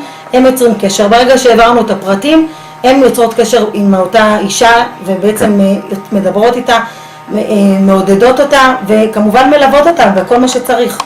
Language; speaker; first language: Hebrew; native; Hebrew